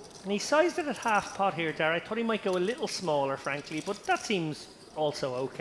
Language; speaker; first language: English; native; English